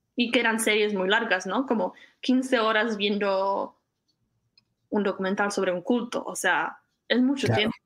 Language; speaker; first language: Spanish; non-native, fluent; Czech